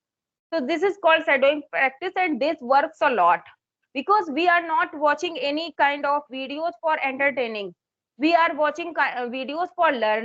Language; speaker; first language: English; non-native, local second language; Hindi